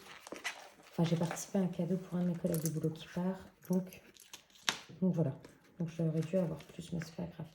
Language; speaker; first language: French; native; French